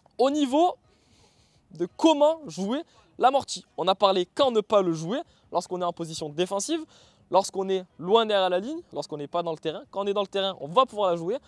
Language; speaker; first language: French; native; French